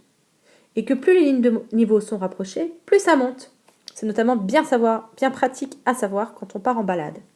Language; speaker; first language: French; native; French